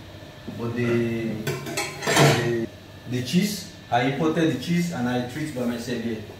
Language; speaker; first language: English; non-native, learner; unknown